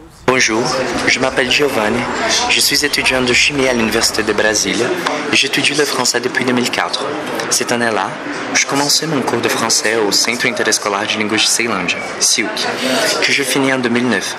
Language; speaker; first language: French; non-native, fluent; Portuguese